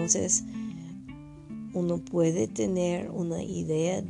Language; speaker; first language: Spanish; non-native, fluent; French